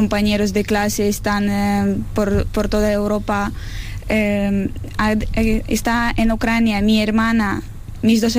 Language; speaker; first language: Spanish; non-native, fluent; Ukrainian